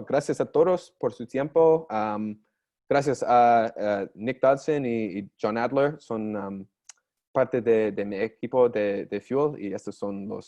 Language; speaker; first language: Spanish; non-native, learner; English